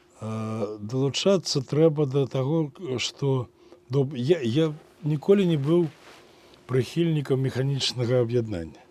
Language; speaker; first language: Belarusian; native; Belarusian